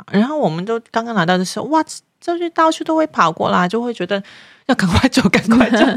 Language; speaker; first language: Chinese; non-native, local second language; Cantonese